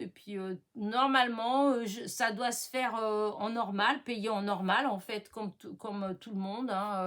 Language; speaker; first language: French; native; French